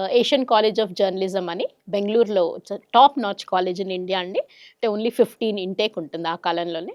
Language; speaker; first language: Telugu; non-native, local second language; Kannada